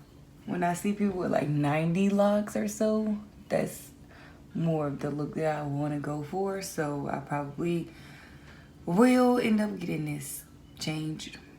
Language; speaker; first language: English; native; English